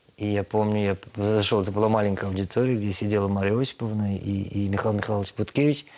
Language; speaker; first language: Russian; non-native, local second language; Tatar